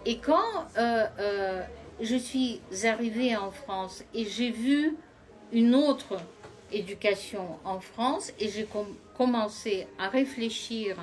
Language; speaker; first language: French; non-native, fluent; Russian